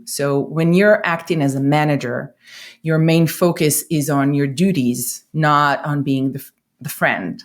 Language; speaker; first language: English; non-native, fluent; Hebrew